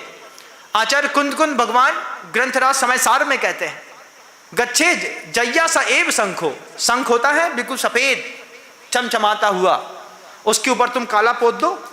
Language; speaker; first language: Hindi; native; Hindi